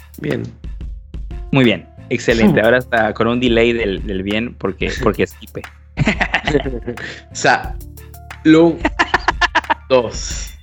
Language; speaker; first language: Spanish; native; Spanish